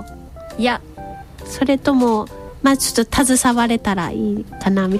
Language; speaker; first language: Japanese; native; Japanese